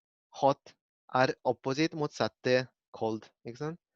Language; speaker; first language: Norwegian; non-native, learner; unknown